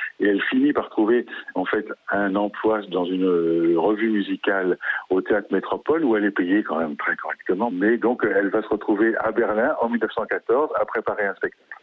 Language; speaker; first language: French; native; French